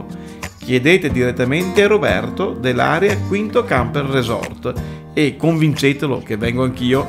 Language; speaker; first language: Italian; native; Italian